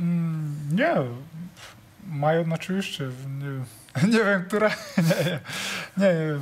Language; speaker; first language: Polish; non-native, fluent; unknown